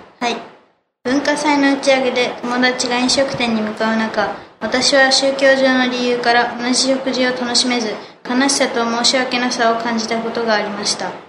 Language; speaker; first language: Japanese; early bilingual, other home language; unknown